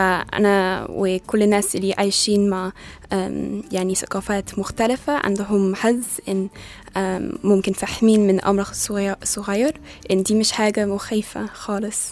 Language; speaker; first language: Arabic; non-native, learner; English